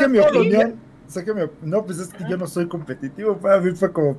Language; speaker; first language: Spanish; native; Spanish